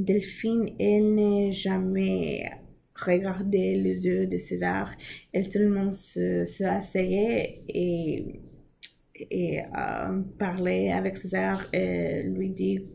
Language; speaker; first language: French; non-native, learner; English